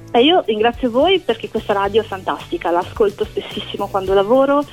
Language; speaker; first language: Italian; native; Italian